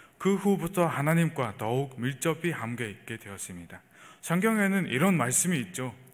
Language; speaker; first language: Korean; non-native, fluent; Mongolian